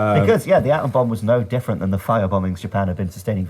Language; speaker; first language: English; native; English